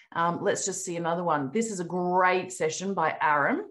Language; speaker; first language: English; native; English